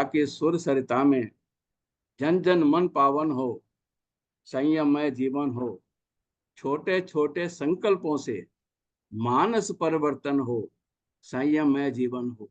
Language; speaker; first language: Hindi; native; Hindi